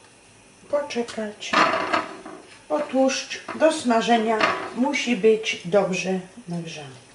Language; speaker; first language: Polish; native; Polish